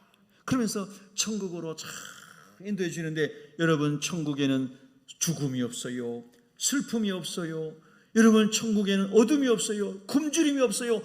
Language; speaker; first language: Korean; native; Korean